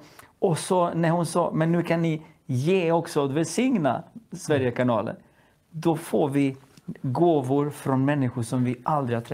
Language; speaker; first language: Swedish; non-native, fluent; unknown